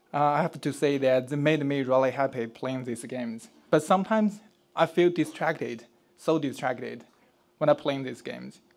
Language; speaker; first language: English; non-native, fluent; Chinese